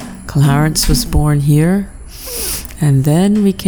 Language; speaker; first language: English; native; English